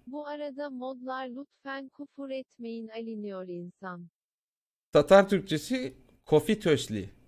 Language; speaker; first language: Turkish; native; Turkish